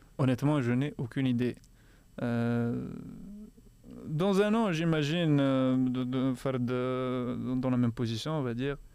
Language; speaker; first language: French; non-native, local second language; Arabic